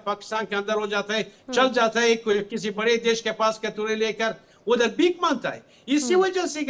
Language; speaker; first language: Hindi; non-native, fluent; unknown